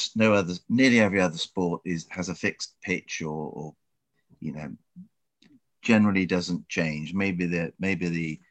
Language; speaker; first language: English; native; English